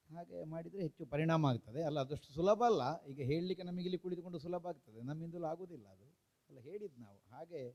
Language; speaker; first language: Kannada; native; Kannada